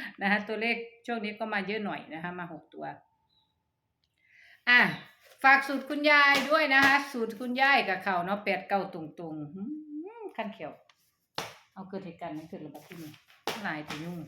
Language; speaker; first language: Thai; non-native, local second language; Northeastern Thai